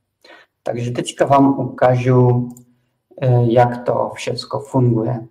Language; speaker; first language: Czech; non-native, fluent; Russian